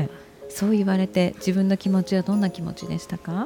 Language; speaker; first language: Japanese; native; Japanese